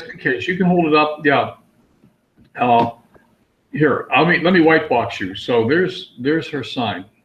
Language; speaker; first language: English; native; English